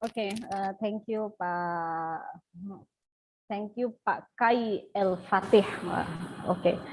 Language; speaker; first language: English; non-native, learner; Indonesian